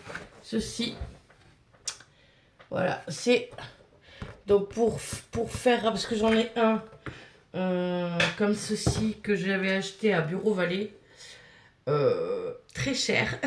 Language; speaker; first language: French; native; French